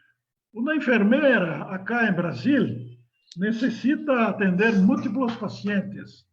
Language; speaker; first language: Spanish; non-native, learner; Portuguese